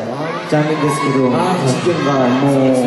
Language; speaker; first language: Japanese; non-native, learner; Korean